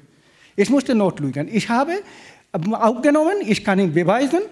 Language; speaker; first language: German; non-native, fluent; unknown